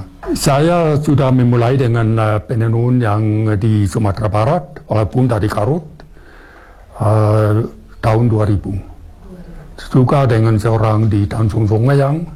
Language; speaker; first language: Indonesian; non-native, fluent; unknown